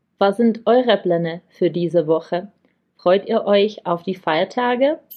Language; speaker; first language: German; non-native, fluent; Czech